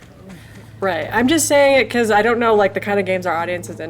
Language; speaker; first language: English; native; English